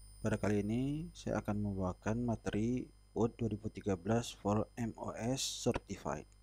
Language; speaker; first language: Indonesian; native; Indonesian